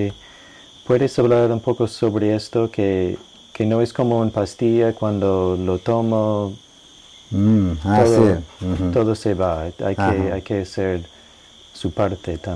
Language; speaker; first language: Spanish; non-native, fluent; English